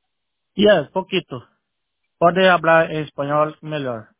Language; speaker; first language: Spanish; non-native, learner; Portuguese